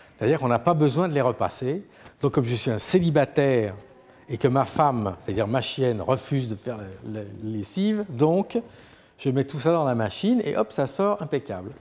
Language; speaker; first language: French; native; French